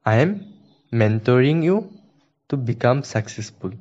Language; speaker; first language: English; non-native, local second language; Assamese